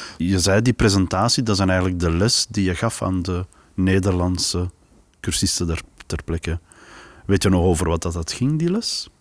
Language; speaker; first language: Dutch; native; Dutch